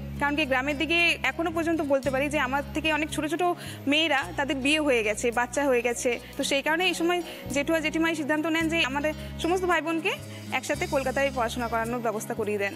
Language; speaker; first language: Bangla; non-native, local second language; Santali